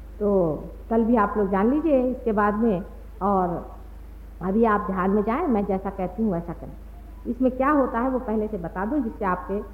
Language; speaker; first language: Hindi; non-native, local second language; Marathi